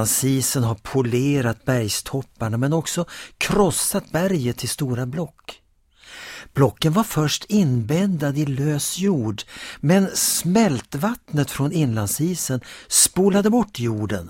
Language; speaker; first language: Swedish; native; Swedish